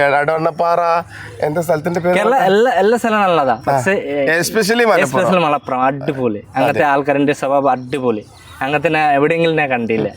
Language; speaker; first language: Malayalam; non-native, fluent; Bangla